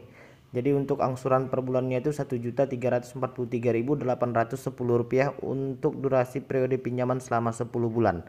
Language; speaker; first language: Indonesian; native; Indonesian